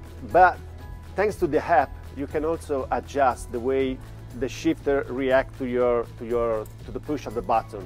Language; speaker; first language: English; non-native, fluent; Italian